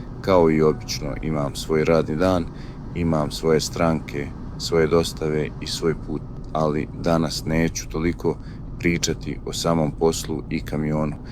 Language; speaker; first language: Bosnian; native; Bosnian